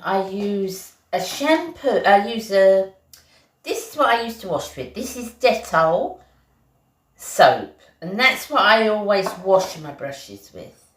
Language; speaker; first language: English; native; English